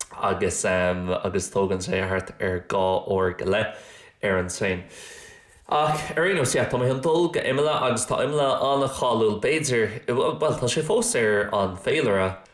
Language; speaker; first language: Irish; non-native, local second language; English